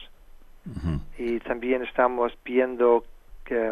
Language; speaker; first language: Spanish; non-native, fluent; English